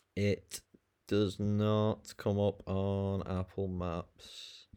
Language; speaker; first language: English; native; English